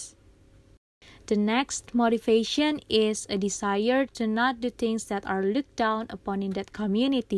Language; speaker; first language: English; non-native, fluent; Indonesian